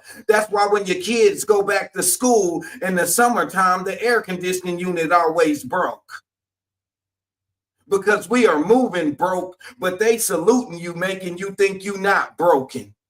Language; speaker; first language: English; native; English